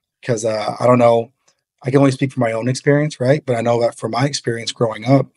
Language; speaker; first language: English; native; English